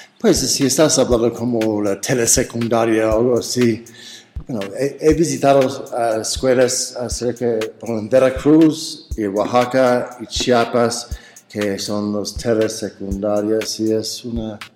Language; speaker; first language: Spanish; non-native, fluent; English